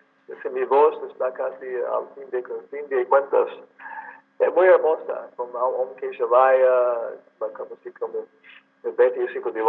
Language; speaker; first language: Spanish; non-native, fluent; English